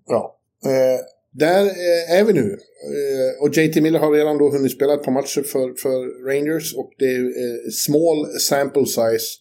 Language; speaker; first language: Swedish; native; Swedish